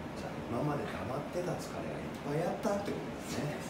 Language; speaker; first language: Japanese; native; Japanese